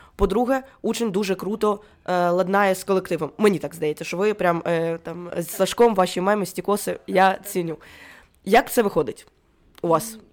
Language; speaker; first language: Ukrainian; native; Ukrainian